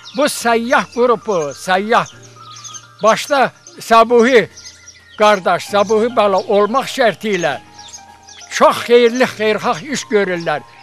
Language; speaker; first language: Azerbaijani; non-native, local second language; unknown